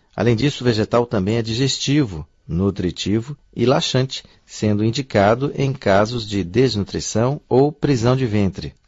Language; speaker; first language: Portuguese; native; Portuguese